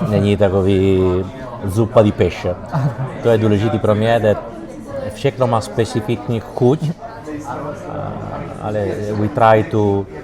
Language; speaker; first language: Czech; non-native, learner; Italian